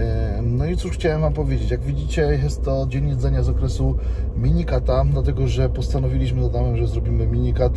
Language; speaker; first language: Polish; native; Polish